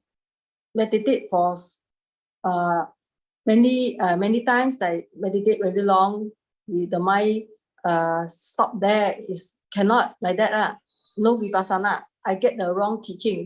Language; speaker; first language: English; non-native, learner; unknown